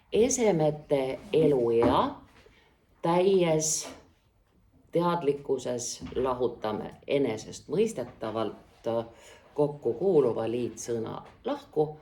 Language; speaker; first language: Estonian; native; Estonian